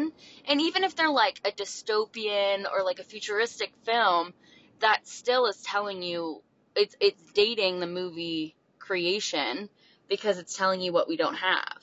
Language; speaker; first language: English; native; English